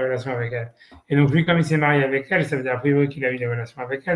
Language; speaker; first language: French; native; French